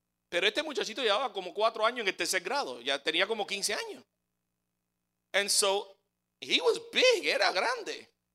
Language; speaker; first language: Spanish; native; Spanish